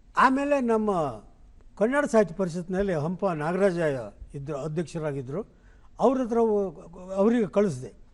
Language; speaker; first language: Kannada; non-native, local second language; Konkani